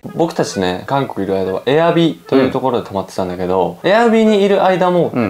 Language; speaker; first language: Japanese; non-native, fluent; Korean